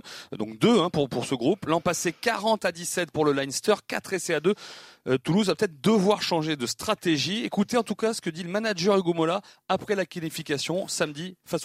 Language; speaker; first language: French; native; French